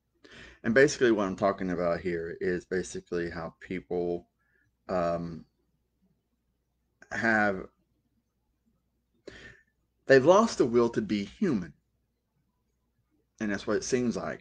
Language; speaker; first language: English; native; English